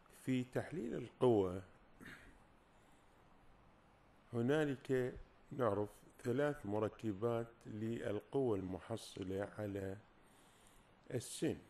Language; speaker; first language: Arabic; native; Arabic